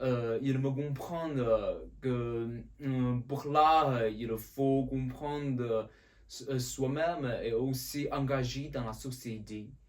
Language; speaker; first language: French; non-native, learner; Chinese